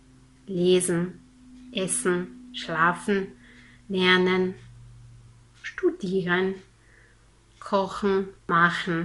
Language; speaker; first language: German; non-native, fluent; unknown